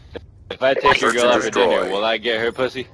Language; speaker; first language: English; native; English